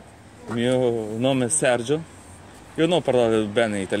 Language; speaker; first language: Italian; non-native, learner; Ukrainian